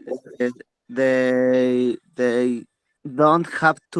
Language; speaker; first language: English; non-native, learner; Spanish